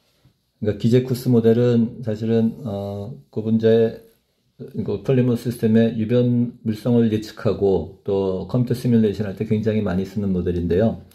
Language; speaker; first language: Korean; native; Korean